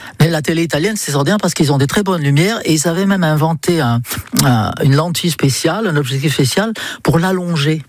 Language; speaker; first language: French; non-native, fluent; English